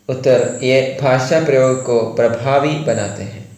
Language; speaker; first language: Hindi; non-native, local second language; Malayalam